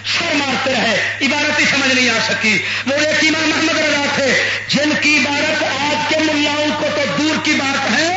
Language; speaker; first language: Urdu; non-native, local second language; Punjabi